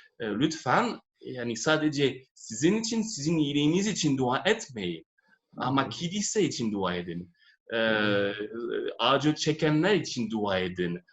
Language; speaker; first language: Turkish; non-native, fluent; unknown